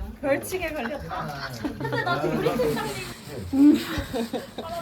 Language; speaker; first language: Korean; native; Korean